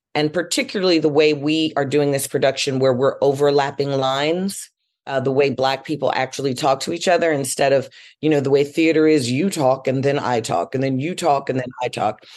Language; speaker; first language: English; native; English